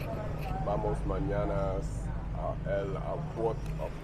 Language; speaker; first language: Spanish; non-native, learner; English